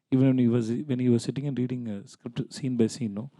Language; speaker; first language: English; non-native, local second language; Tamil